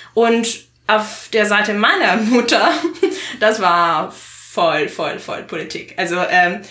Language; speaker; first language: German; non-native, fluent; Italian